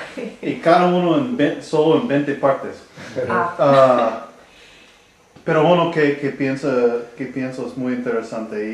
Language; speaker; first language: Spanish; non-native, learner; English